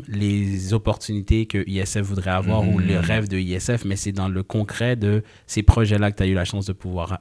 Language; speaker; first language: French; native; French